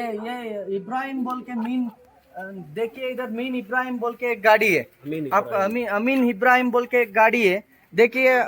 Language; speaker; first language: Hindi; non-native, local second language; Kannada